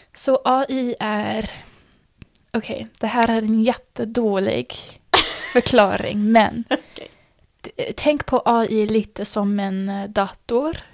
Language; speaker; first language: Swedish; non-native, fluent; English